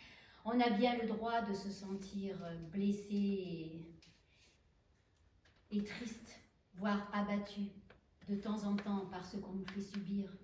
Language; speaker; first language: French; native; French